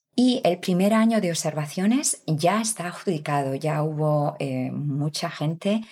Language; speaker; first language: Spanish; native; Spanish